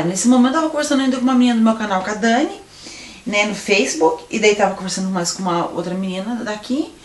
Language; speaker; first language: Portuguese; native; Portuguese